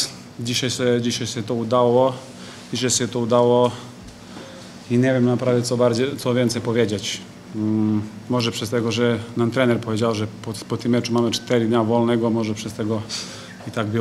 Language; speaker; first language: Polish; non-native, fluent; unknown